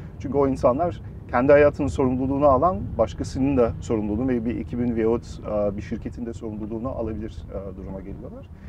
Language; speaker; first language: Turkish; early bilingual, heritage; Turkish